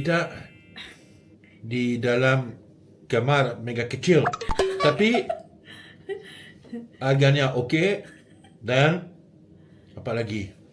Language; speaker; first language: Indonesian; non-native, learner; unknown